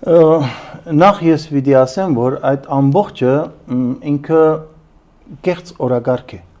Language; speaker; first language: Armenian; early bilingual, heritage; Armenian